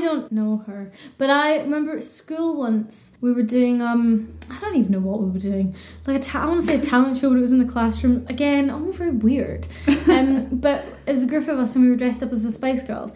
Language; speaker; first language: English; native; English